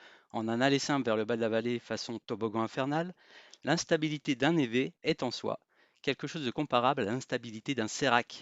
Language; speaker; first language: French; native; French